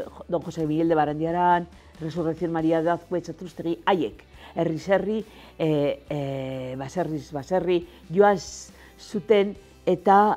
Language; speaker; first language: Basque; non-native, local second language; Spanish